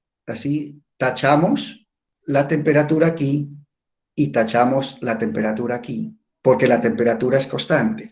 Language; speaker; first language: Spanish; native; Spanish